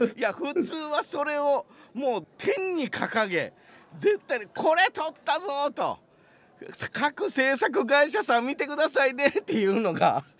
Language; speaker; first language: Japanese; native; Japanese